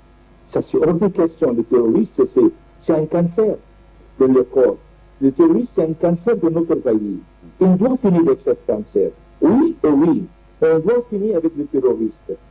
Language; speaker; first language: French; non-native, learner; Arabic